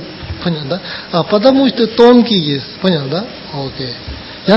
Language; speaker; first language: Russian; non-native, learner; Tibetan